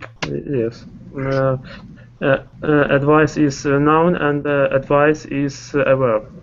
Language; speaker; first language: English; non-native, learner; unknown